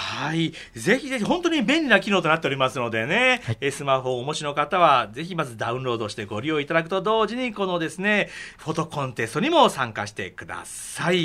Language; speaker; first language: Japanese; native; Japanese